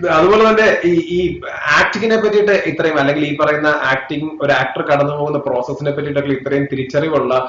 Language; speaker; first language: Malayalam; native; Malayalam